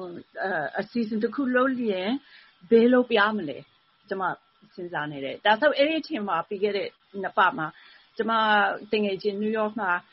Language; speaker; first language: Burmese; non-native, fluent; English